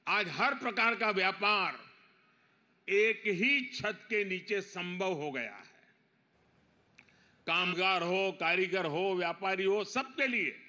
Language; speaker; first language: Hindi; non-native, local second language; Gujarati